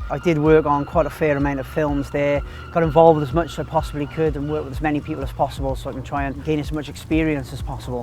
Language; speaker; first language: English; native; English